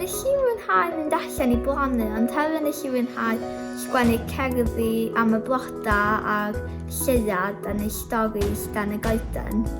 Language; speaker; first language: Welsh; native; Welsh